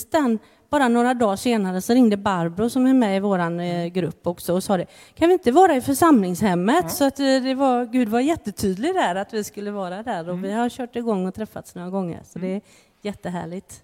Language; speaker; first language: Swedish; native; Swedish